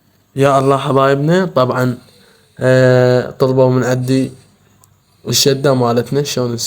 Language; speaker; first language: Arabic; native; Arabic